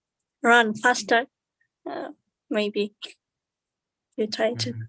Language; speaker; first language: English; non-native, learner; Kazakh